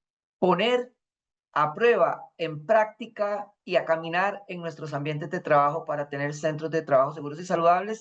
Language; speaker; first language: Spanish; native; Spanish